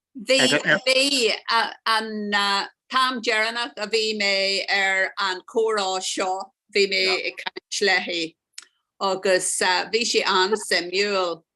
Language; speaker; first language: Irish; non-native, local second language; English